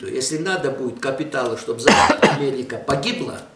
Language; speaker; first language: Russian; non-native, local second language; Armenian